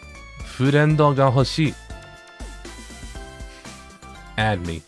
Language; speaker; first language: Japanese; non-native, learner; English